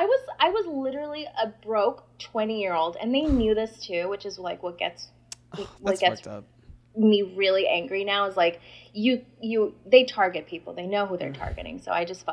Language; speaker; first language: English; non-native, fluent; Spanish